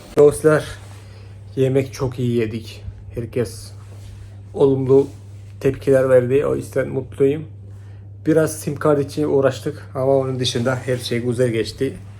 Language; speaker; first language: Turkish; non-native, fluent; Hindi